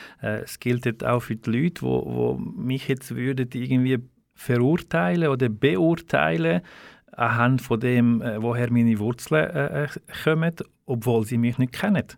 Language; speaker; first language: German; non-native, fluent; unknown